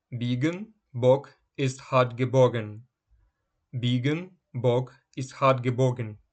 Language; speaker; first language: German; non-native, fluent; Ukrainian